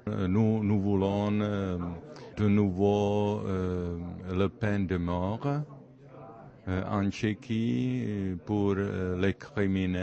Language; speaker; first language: French; non-native, learner; Czech